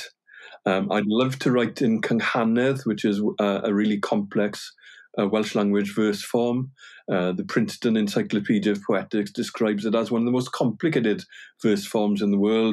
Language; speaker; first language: English; non-native, local second language; Welsh